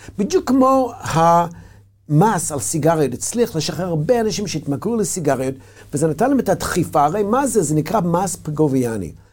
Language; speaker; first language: Hebrew; non-native, fluent; English